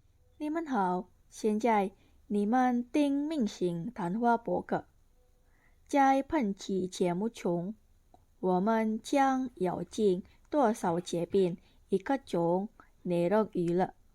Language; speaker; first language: Chinese; non-native, learner; Indonesian